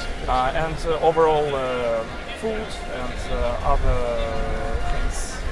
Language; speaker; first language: English; non-native, learner; Russian